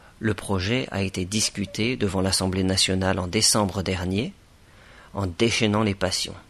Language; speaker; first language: French; native; French